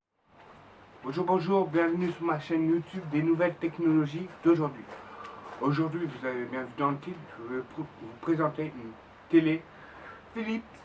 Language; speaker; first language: French; native; French